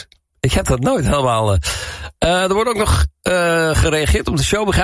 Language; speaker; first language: Dutch; native; Dutch